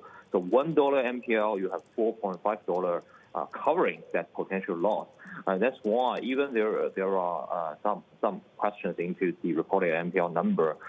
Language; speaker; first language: English; non-native, fluent; Chinese